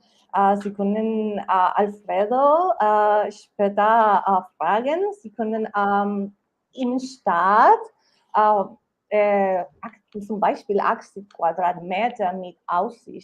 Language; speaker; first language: German; non-native, learner; Spanish